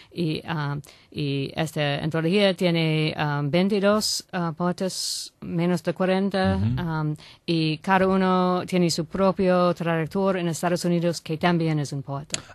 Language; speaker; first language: Spanish; non-native, learner; English